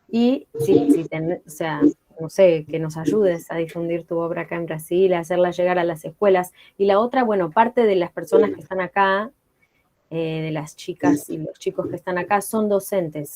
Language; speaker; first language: Spanish; non-native, fluent; Portuguese